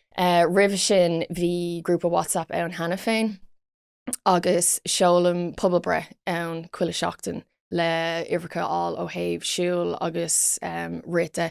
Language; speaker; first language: Irish; non-native, local second language; English